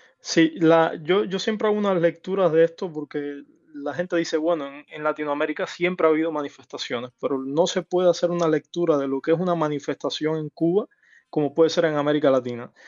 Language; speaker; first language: Spanish; native; Spanish